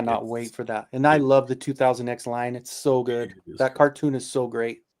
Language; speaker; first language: English; native; English